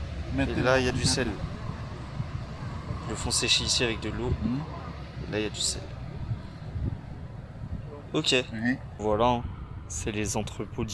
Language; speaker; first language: French; native; French